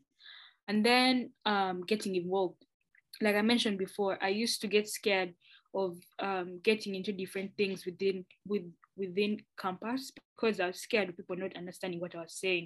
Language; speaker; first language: English; non-native, local second language; Ganda